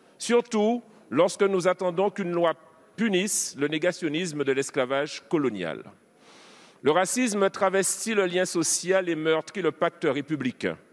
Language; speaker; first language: French; native; French